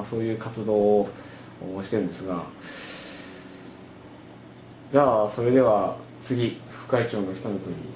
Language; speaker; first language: Japanese; native; Japanese